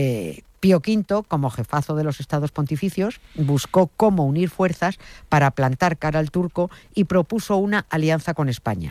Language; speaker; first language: Spanish; native; Spanish